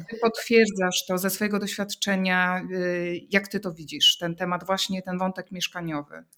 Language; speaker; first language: Polish; native; Polish